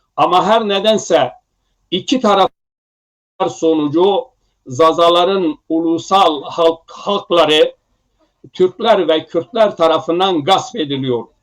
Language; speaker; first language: Turkish; non-native, local second language; Zaza